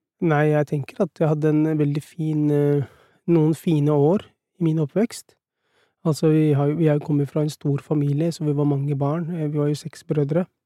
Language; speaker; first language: Norwegian; early bilingual, other home language; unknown